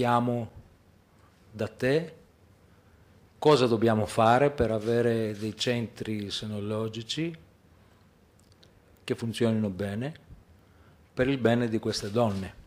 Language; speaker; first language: Italian; non-native, fluent; Greek